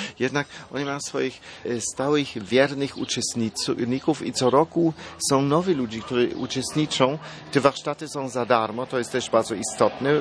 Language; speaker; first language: Polish; non-native, fluent; German